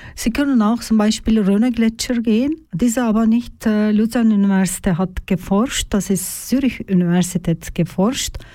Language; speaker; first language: German; non-native, learner; Turkish